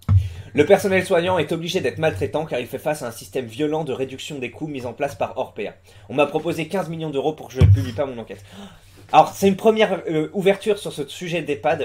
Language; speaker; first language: French; native; French